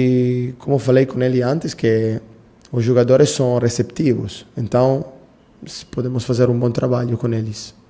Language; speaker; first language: Portuguese; non-native, fluent; Italian